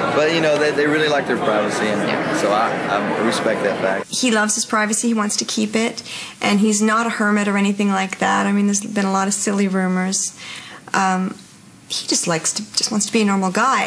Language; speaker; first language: English; native; English